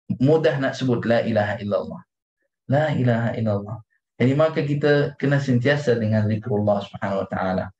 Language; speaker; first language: Malay; non-native, fluent; Arabic